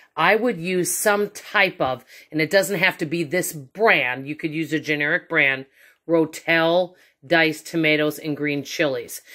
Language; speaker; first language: English; native; English